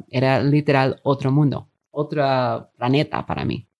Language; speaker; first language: Spanish; non-native, fluent; English